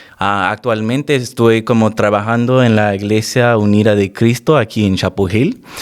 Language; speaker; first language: Spanish; non-native, fluent; English